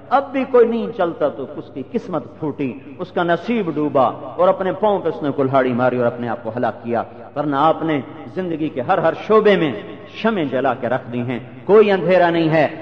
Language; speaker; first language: Urdu; non-native, local second language; Punjabi